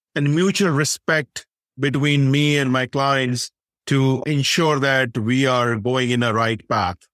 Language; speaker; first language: English; non-native, local second language; Hindi